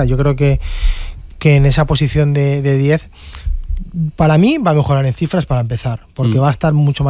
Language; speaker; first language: Spanish; native; Spanish